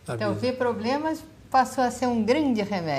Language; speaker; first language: Portuguese; native; Portuguese